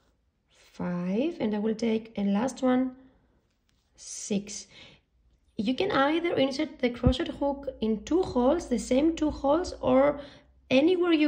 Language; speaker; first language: English; non-native, fluent; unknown